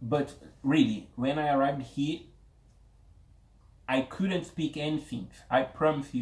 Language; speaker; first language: English; non-native, learner; Portuguese